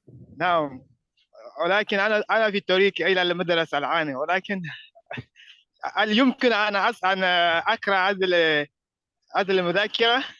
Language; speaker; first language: Arabic; non-native, learner; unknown